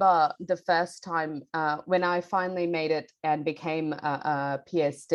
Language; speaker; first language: English; non-native, local second language; Bangla